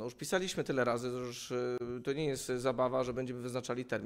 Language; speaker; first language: Polish; native; Polish